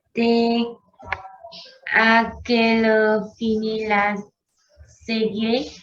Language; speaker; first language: French; non-native, learner; Vietnamese